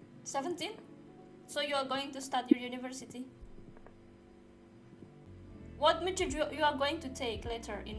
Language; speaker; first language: English; non-native, learner; Indonesian